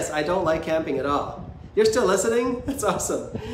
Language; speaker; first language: English; native; English